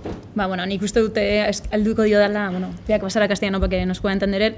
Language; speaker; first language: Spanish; native; Spanish